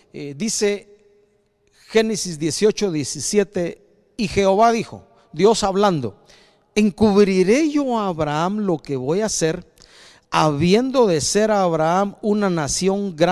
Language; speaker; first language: Spanish; native; Spanish